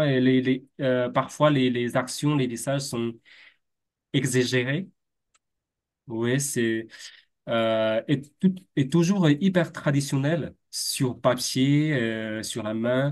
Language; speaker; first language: French; non-native, fluent; Chinese